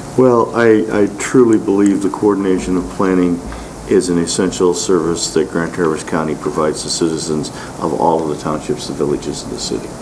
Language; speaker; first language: English; native; English